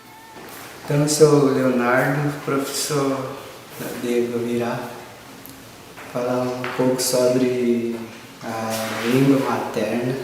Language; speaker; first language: Portuguese; non-native, local second language; Guarani